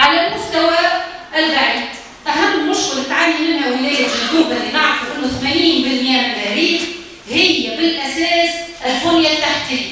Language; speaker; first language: Arabic; native; Arabic